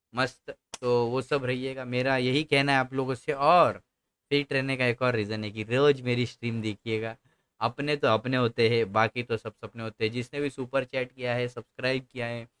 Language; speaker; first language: Hindi; non-native, local second language; Marathi